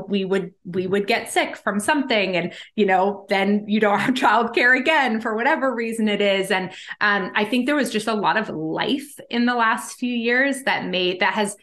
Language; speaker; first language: English; native; English